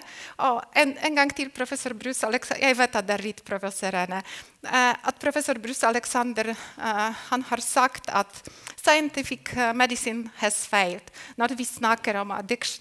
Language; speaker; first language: Norwegian; non-native, fluent; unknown